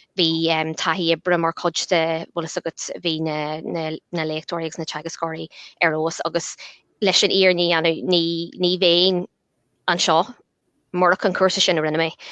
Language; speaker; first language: Irish; non-native, local second language; English